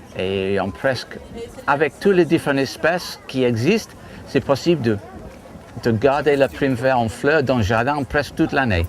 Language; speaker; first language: French; non-native, fluent; English